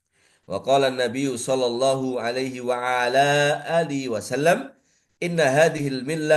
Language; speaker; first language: Arabic; non-native, fluent; Indonesian